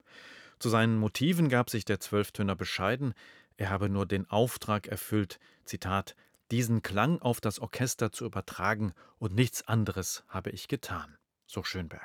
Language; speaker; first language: German; native; German